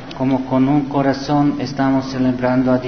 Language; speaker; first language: Spanish; non-native, learner; Serbian